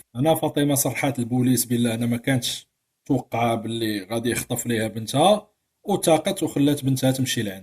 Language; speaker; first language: Arabic; native; Arabic